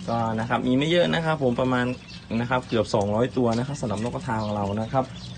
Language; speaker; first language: Thai; native; Thai